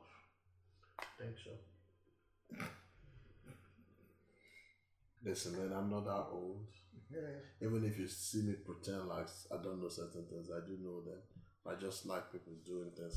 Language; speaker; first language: English; non-native, local second language; Igbo